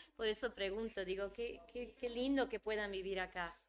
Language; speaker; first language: Spanish; early bilingual, heritage; Spanish